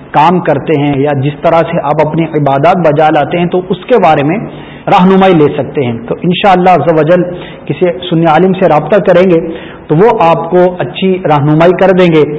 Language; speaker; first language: Urdu; native; Urdu